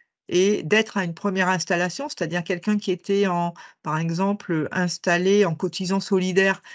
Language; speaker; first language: French; native; French